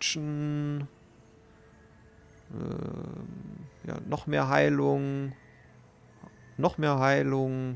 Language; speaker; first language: German; native; German